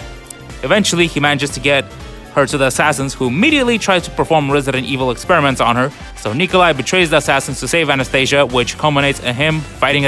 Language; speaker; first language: English; native; English